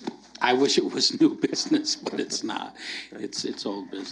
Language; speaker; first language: English; native; English